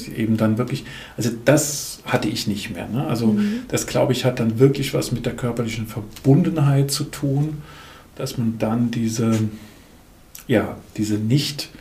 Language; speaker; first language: German; native; German